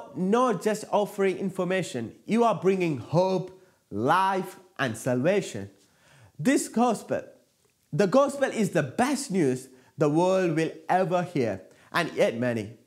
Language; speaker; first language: English; non-native, local second language; Malayalam